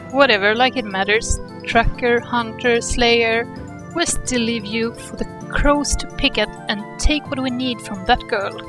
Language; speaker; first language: English; non-native, fluent; Swedish